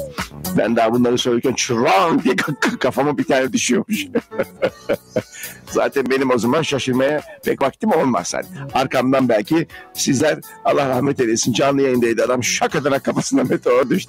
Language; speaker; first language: Turkish; native; Turkish